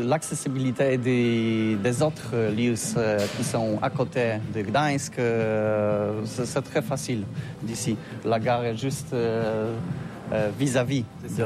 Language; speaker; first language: French; non-native, learner; Polish